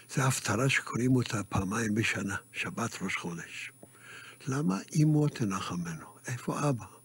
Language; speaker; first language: Hebrew; early bilingual, other home language; Yiddish